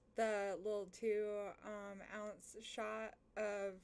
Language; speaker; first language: English; native; English